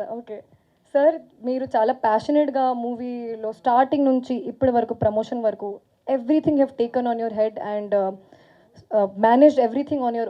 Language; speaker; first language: Telugu; non-native, fluent; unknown